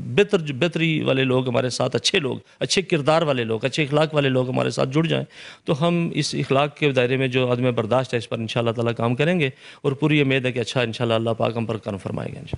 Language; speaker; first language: Urdu; non-native, local second language; Punjabi